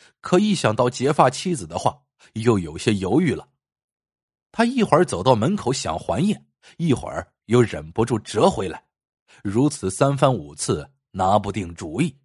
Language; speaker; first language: Chinese; native; Chinese